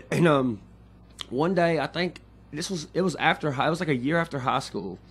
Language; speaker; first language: English; native; English